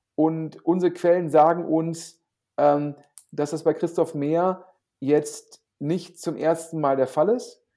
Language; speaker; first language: German; native; German